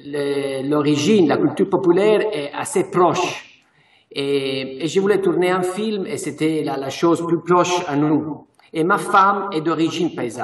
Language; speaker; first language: French; non-native, fluent; Italian